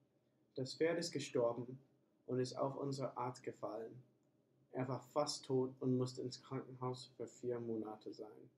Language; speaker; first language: German; non-native, learner; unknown